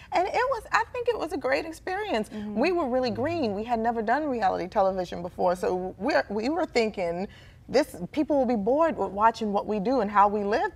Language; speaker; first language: English; native; English